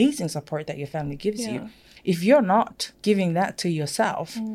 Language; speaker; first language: English; non-native, fluent; Samoan